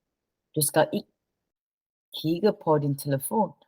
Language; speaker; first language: Danish; non-native, learner; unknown